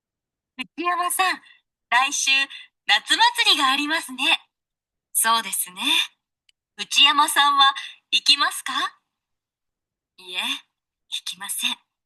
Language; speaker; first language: Japanese; non-native, learner; Sinhala